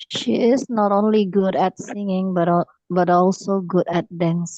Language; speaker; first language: English; non-native, learner; Indonesian